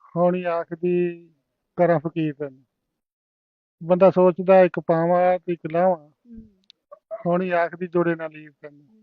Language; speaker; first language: Punjabi; non-native, local second language; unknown